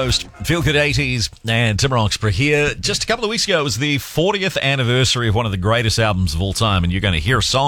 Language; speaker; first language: English; native; English